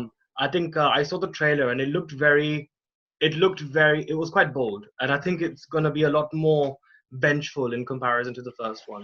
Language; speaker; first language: English; non-native, local second language; Hindi